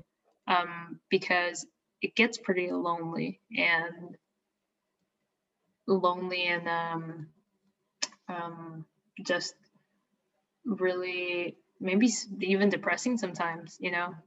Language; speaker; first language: English; non-native, local second language; Filipino